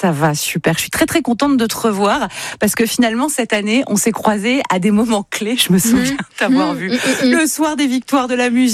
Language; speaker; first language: French; native; French